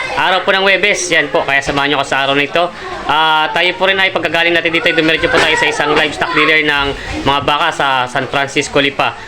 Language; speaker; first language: Filipino; native; Filipino